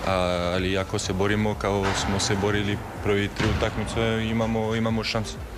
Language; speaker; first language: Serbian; non-native, learner; French